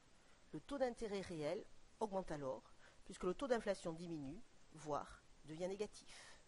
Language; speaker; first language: French; native; French